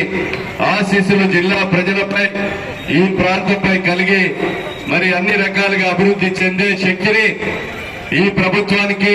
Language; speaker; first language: Telugu; native; Telugu